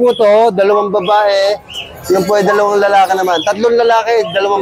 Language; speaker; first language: Filipino; native; Filipino